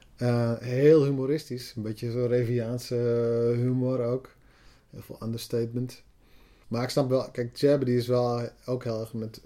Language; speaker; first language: Dutch; non-native, local second language; Western Frisian